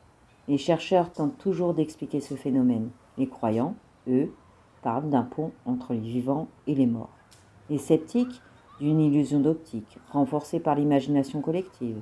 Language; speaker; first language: French; native; French